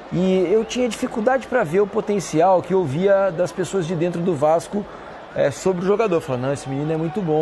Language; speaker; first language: Portuguese; native; Portuguese